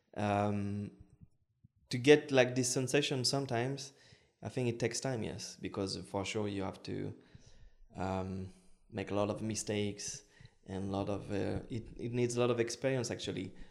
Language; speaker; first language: English; non-native, fluent; French